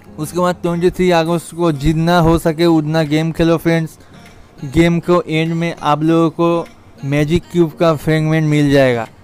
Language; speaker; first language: Hindi; non-native, local second language; Bangla